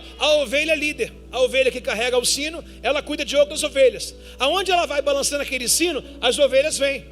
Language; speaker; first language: Portuguese; native; Portuguese